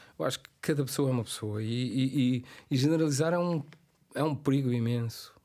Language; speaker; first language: Portuguese; non-native, local second language; Kabuverdianu